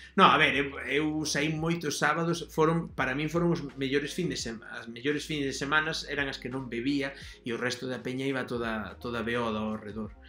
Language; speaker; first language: Galician; non-native, local second language; Spanish